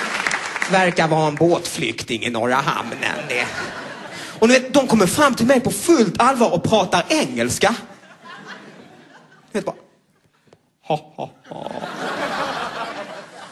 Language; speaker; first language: Swedish; native; Swedish